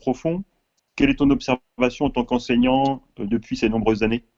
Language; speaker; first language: French; native; French